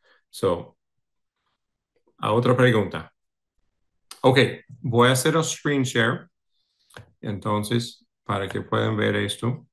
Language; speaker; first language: Spanish; non-native, fluent; English